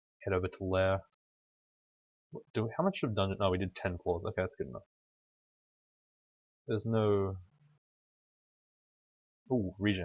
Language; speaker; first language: English; native; English